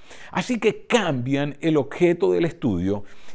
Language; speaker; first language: Spanish; native; Spanish